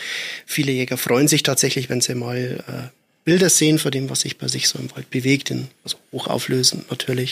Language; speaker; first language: German; native; German